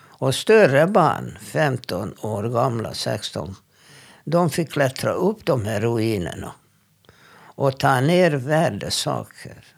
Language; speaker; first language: Swedish; non-native, fluent; Hungarian